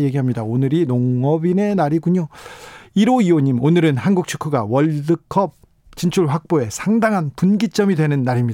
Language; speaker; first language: Korean; native; Korean